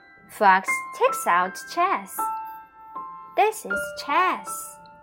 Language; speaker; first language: English; non-native, fluent; Chinese